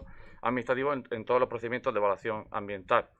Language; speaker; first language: Spanish; native; Spanish